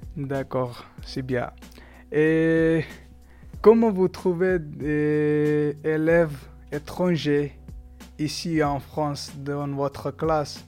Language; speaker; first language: French; non-native, learner; Pashto